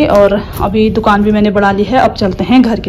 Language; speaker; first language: Hindi; native; Hindi